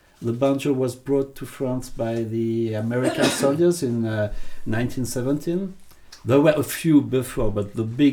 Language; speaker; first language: English; non-native, fluent; French